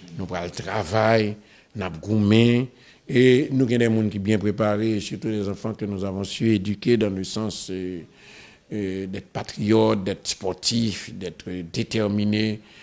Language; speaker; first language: French; non-native, local second language; Haitian Creole